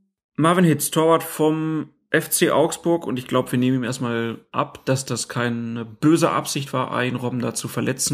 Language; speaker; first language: German; native; German